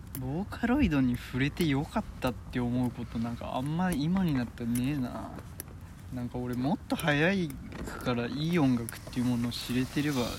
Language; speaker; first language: Japanese; native; Japanese